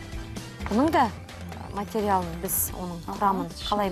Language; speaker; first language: Kazakh; native; Kazakh